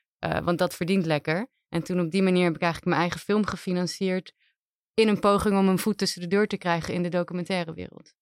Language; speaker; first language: Dutch; native; Dutch